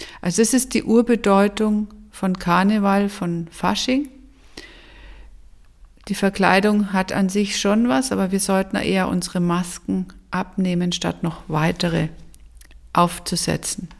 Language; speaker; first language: German; native; German